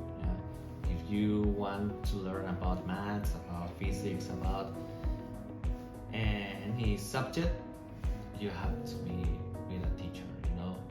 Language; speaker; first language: English; non-native, learner; Spanish